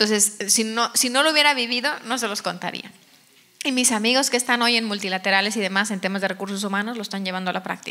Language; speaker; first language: Spanish; non-native, learner; English